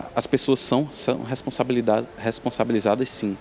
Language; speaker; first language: Portuguese; native; Portuguese